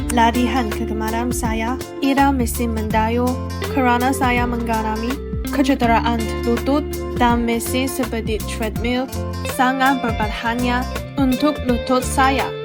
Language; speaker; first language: Malay; non-native, learner; Chinese